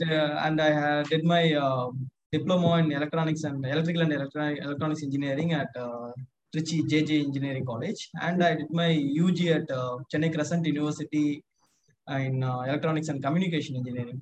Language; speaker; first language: English; non-native, local second language; Tamil